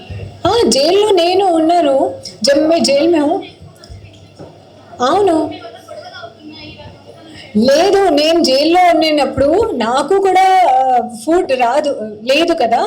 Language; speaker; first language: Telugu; non-native, learner; Hindi